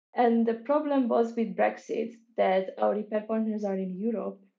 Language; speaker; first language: English; non-native, fluent; Hungarian